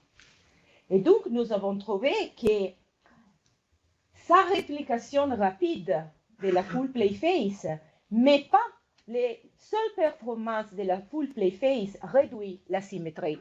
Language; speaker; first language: French; non-native, fluent; Italian